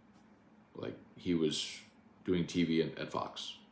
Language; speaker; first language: English; native; English